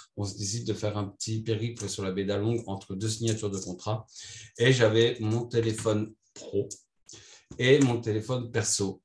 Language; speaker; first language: French; native; French